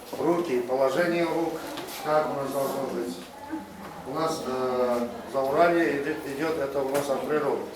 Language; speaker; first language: Russian; non-native, local second language; Bashkir